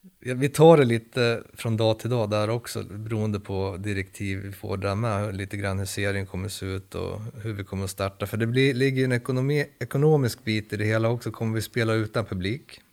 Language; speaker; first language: Swedish; native; Swedish